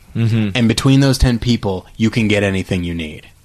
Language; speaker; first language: English; native; English